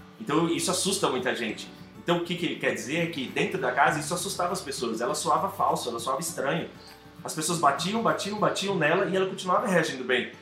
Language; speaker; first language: Portuguese; native; Portuguese